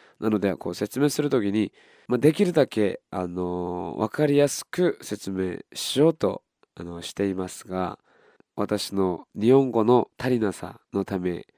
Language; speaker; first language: Japanese; non-native, fluent; Korean